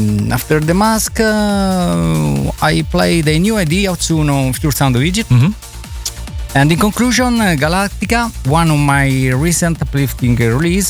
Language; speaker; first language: English; non-native, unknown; Italian